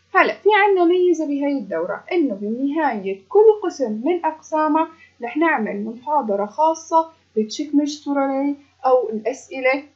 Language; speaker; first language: Arabic; native; Arabic